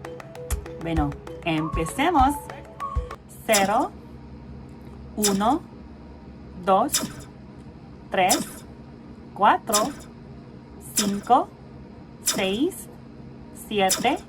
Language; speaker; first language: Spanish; non-native, fluent; Filipino